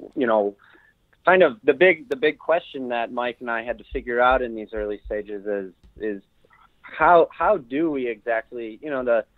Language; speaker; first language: English; native; English